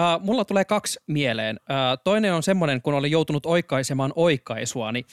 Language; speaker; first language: Finnish; native; Finnish